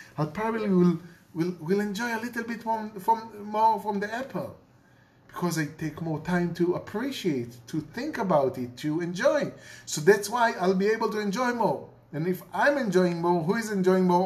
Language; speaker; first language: English; non-native, fluent; Hebrew